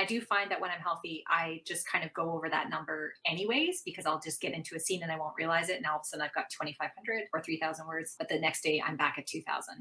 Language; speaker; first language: English; native; English